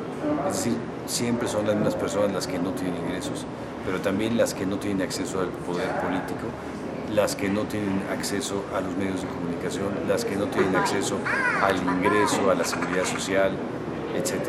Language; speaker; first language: Spanish; native; Spanish